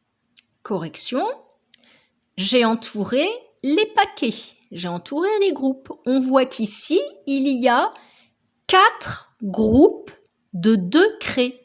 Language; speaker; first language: French; native; French